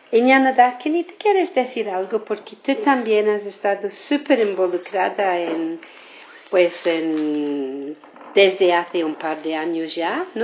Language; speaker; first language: Spanish; non-native, fluent; English